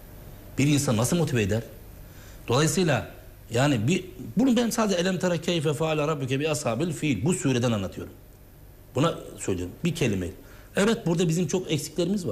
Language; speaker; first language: Turkish; native; Turkish